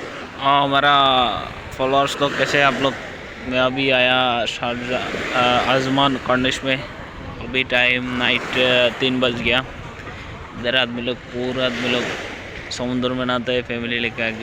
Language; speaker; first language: Hindi; non-native, learner; Bangla